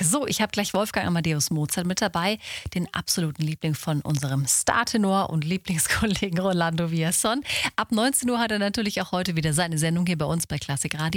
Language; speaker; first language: German; native; German